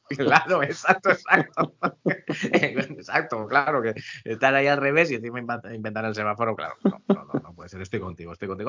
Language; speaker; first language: Spanish; native; Spanish